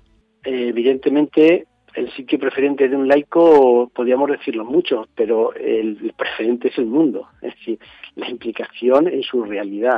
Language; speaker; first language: Spanish; native; Spanish